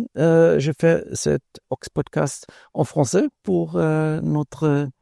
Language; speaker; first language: French; non-native, learner; German